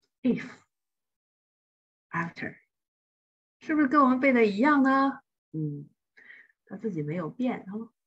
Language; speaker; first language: Chinese; native; Chinese